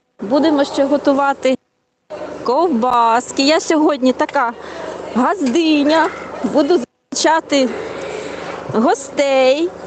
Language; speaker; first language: Ukrainian; native; Ukrainian